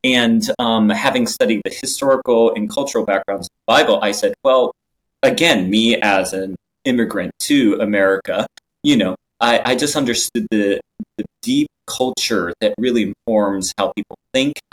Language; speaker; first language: English; non-native, fluent; Japanese